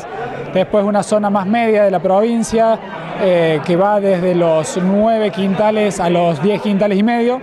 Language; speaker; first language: Spanish; native; Spanish